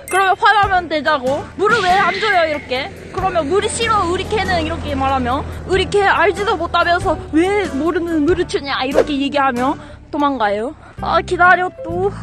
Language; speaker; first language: Korean; non-native, fluent; Japanese